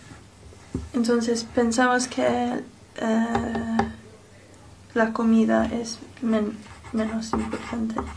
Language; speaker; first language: Spanish; non-native, learner; English